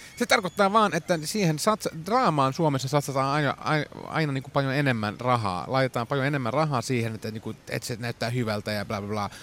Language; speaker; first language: Finnish; non-native, local second language; Swedish